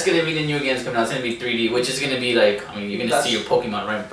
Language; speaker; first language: English; native; English